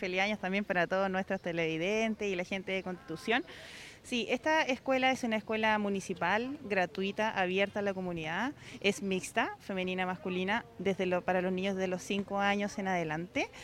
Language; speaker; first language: Spanish; native; Spanish